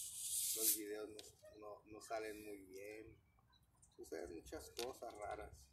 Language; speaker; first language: Spanish; native; Spanish